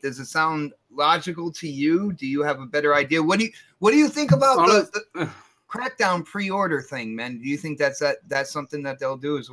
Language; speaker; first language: English; native; English